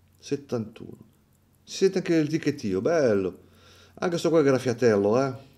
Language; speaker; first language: Italian; native; Italian